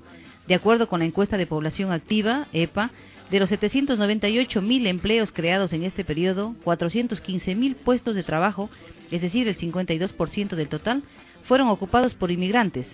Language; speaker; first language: Spanish; native; Spanish